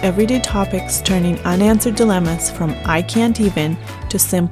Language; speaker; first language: English; non-native, fluent; Kazakh